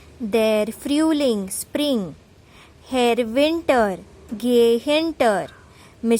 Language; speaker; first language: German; non-native, fluent; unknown